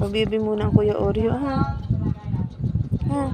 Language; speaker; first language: Filipino; non-native, local second language; Cebuano